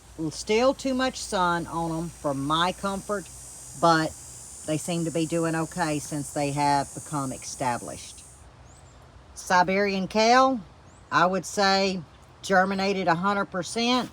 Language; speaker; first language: English; native; English